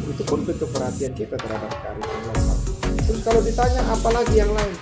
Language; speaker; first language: Indonesian; non-native, local second language; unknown